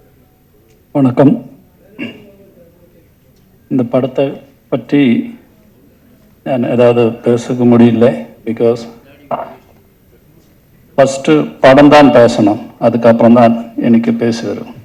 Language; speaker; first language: Tamil; non-native, learner; Malayalam